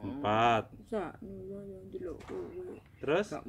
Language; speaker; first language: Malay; non-native, local second language; Javanese